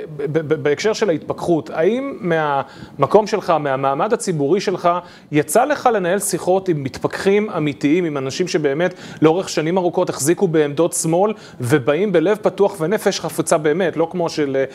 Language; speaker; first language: Hebrew; native; Hebrew